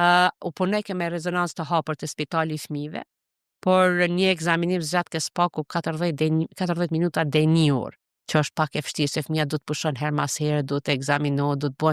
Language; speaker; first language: Albanian; native; Albanian